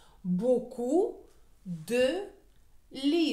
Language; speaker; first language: French; non-native, fluent; Russian